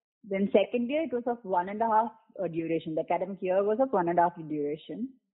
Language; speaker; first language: English; non-native, local second language; Malayalam